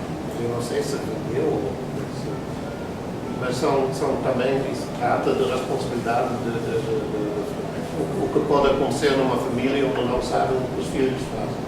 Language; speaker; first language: Portuguese; non-native, fluent; Dutch